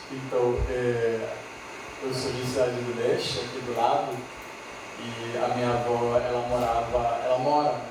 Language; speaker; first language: Portuguese; non-native, fluent; Spanish